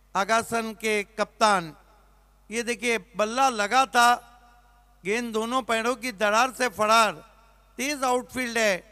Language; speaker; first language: Hindi; non-native, local second language; Marathi